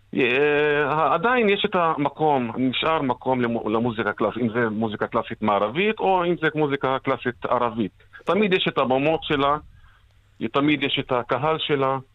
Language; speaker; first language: Hebrew; non-native, local second language; Arabic